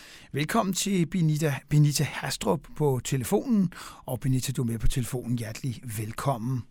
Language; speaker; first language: Danish; native; Danish